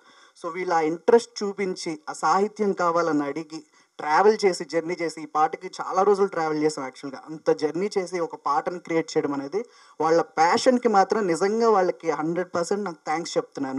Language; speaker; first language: Telugu; native; Telugu